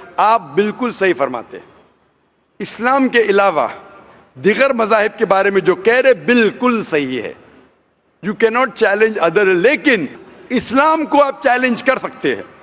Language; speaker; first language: Hindi; non-native, local second language; Konkani